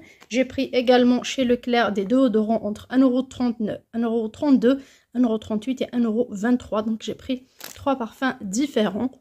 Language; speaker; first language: French; native; French